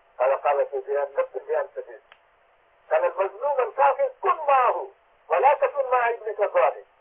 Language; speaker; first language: Arabic; non-native, fluent; Urdu